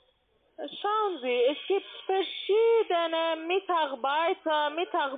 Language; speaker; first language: German; non-native, learner; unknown